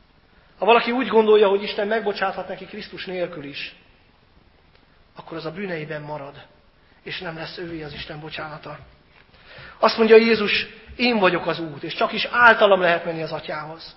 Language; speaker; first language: Hungarian; native; Hungarian